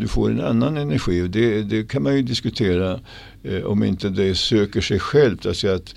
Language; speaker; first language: Swedish; native; Swedish